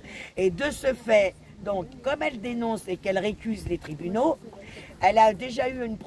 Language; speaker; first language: French; native; French